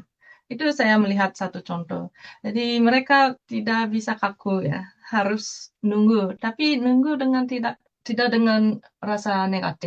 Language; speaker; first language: Indonesian; non-native, fluent; Japanese